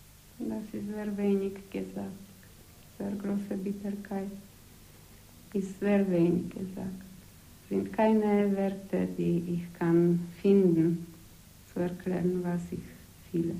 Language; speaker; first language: German; non-native, fluent; Polish